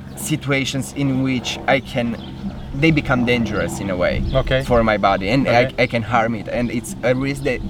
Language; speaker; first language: English; non-native, fluent; Romanian